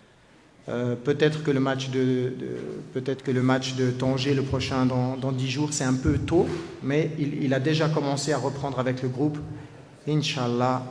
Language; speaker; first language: French; native; French